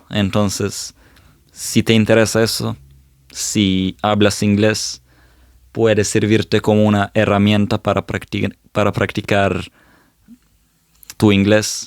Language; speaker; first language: Spanish; non-native, fluent; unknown